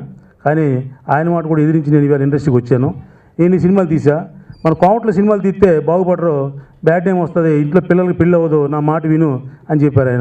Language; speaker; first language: Telugu; native; Telugu